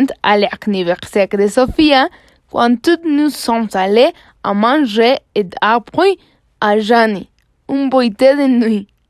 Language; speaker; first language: French; non-native, learner; Spanish